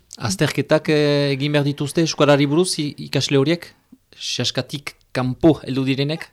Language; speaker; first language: Basque; native; Basque